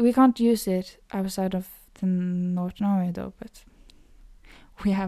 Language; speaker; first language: English; non-native, fluent; Norwegian